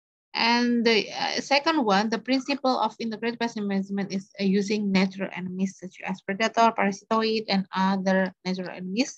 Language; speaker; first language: English; non-native, fluent; Indonesian